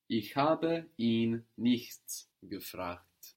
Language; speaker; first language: German; non-native, fluent; English